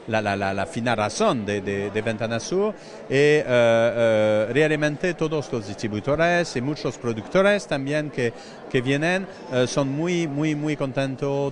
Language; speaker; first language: Spanish; non-native, fluent; French